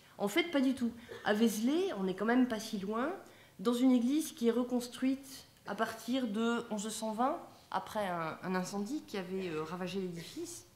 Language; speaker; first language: French; native; French